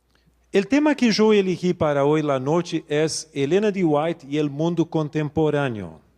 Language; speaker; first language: Spanish; non-native, local second language; Portuguese